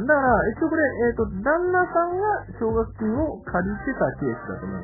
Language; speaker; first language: Japanese; native; Japanese